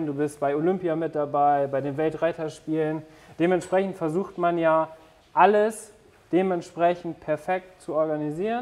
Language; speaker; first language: German; native; German